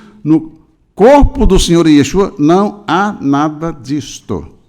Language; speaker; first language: Portuguese; native; Portuguese